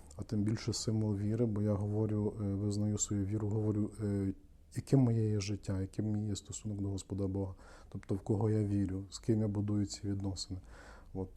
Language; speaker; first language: Ukrainian; native; Ukrainian